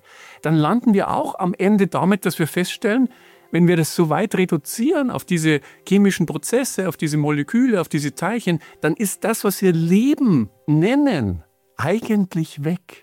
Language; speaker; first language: German; native; German